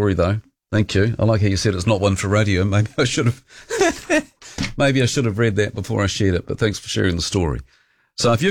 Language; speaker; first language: English; native; English